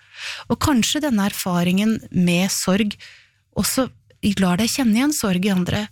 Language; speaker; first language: Norwegian; native; Norwegian